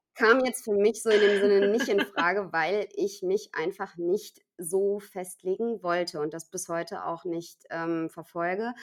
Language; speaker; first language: German; native; German